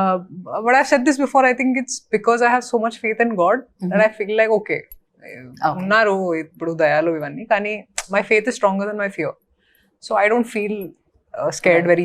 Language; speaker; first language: Telugu; non-native, fluent; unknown